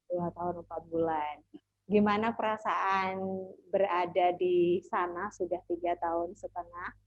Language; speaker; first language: Indonesian; native; Indonesian